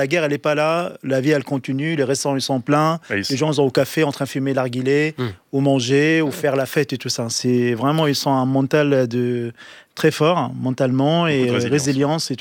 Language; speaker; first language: French; non-native, local second language; Arabic